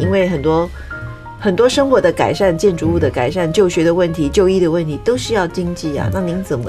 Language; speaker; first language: Chinese; native; Chinese